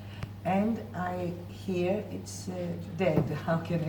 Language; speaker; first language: English; non-native, learner; Greek